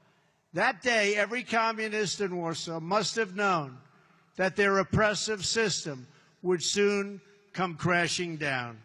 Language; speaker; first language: English; native; English